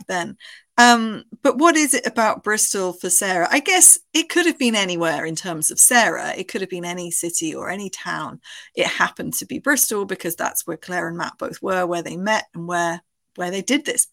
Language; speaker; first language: English; native; English